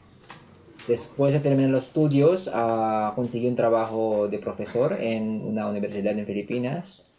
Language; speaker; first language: Spanish; non-native, fluent; Filipino